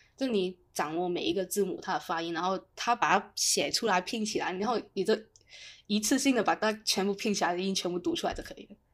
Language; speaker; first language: Chinese; non-native, local second language; Cantonese